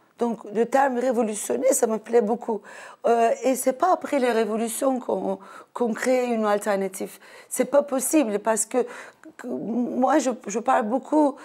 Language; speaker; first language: French; non-native, fluent; Turkish